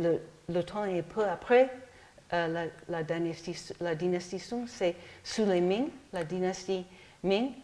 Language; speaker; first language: French; non-native, fluent; English